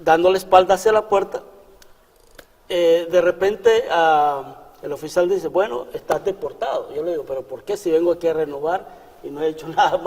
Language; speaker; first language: Spanish; native; Spanish